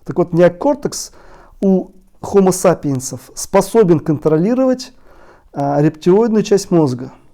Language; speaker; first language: Russian; native; Russian